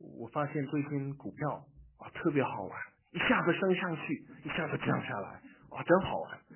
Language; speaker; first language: Chinese; native; Chinese